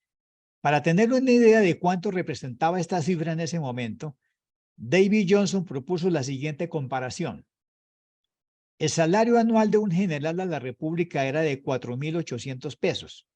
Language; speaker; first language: Spanish; native; Spanish